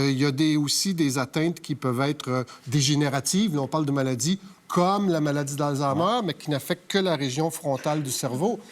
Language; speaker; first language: French; native; French